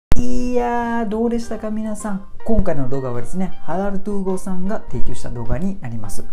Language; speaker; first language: Japanese; non-native, fluent; Malay